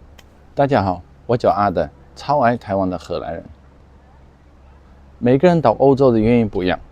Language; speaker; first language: Chinese; non-native, fluent; Dutch